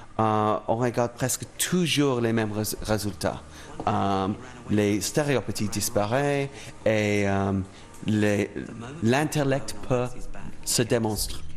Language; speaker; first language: French; non-native, fluent; English